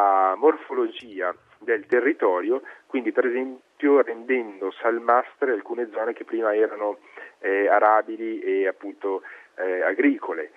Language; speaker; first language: Italian; native; Italian